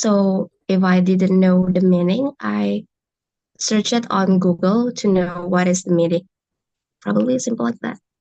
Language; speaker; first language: English; non-native, learner; Indonesian